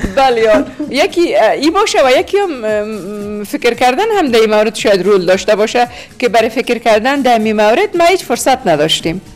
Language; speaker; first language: Persian; non-native, local second language; Uzbek